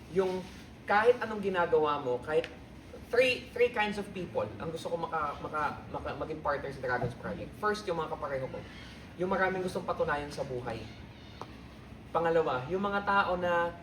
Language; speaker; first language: Filipino; native; Filipino